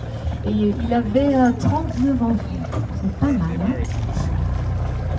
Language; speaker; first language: French; non-native, local second language; Dutch